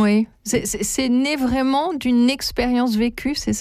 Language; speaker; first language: French; native; French